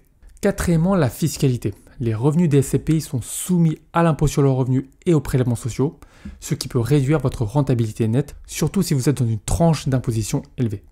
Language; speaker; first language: French; native; French